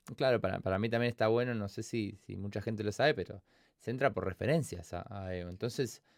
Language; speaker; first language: Spanish; native; Spanish